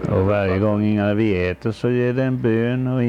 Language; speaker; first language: Swedish; early bilingual, heritage; Swedish